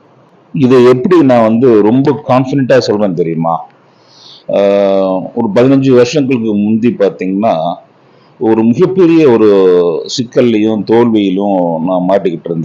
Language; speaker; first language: Tamil; native; Tamil